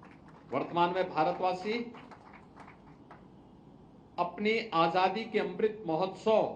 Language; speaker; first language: Hindi; native; Hindi